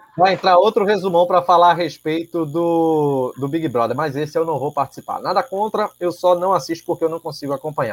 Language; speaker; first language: Portuguese; native; Portuguese